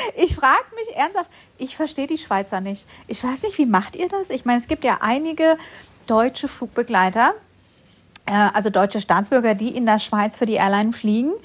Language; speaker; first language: German; early bilingual, other home language; Russian